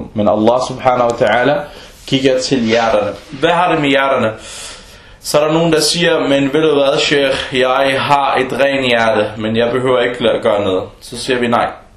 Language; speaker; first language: Danish; early bilingual, other home language; Arabic